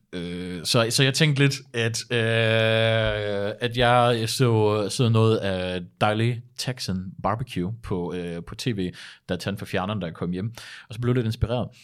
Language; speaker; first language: Danish; early bilingual, other home language; German